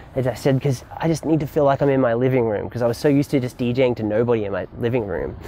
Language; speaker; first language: English; native; English